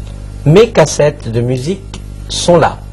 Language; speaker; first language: French; non-native, fluent; Chinese